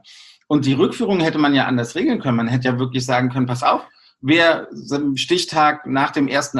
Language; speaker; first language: German; native; German